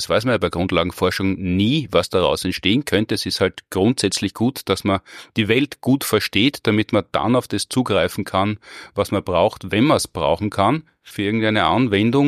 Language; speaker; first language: German; native; German